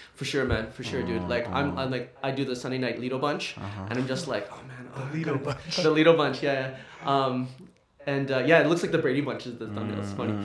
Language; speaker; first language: English; native; English